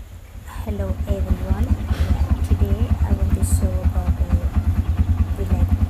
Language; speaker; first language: English; non-native, learner; Khmer